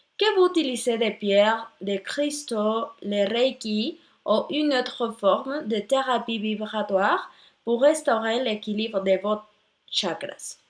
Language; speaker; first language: French; non-native, learner; Spanish